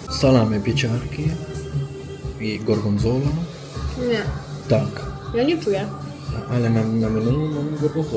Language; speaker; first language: Polish; non-native, learner; Italian